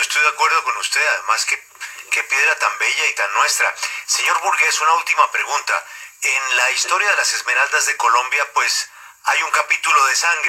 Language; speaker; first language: Spanish; native; Spanish